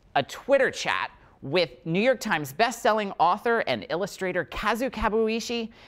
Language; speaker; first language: English; native; English